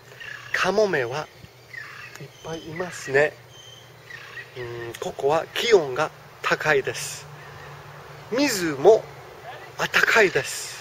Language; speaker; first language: Japanese; non-native, fluent; English